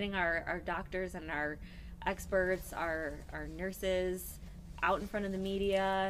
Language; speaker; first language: English; native; English